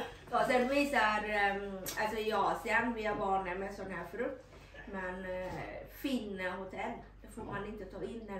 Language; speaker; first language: Swedish; non-native, learner; Vietnamese